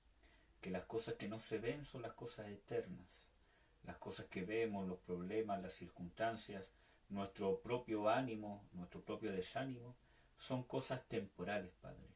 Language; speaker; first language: Spanish; native; Spanish